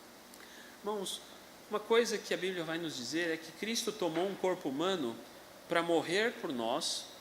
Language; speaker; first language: Portuguese; native; Portuguese